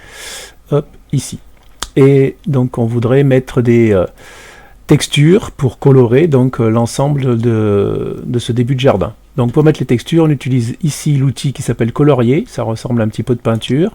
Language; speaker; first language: French; native; French